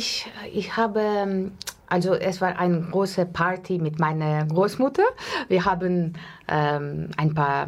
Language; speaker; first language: German; non-native, learner; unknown